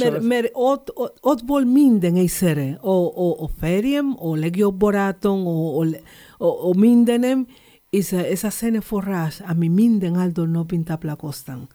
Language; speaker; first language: Hungarian; non-native, fluent; Spanish